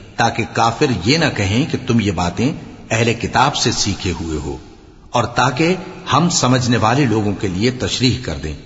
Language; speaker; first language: Urdu; native; Urdu